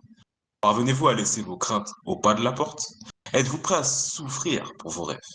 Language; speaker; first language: French; native; French